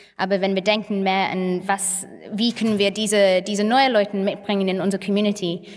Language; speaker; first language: German; non-native, fluent; English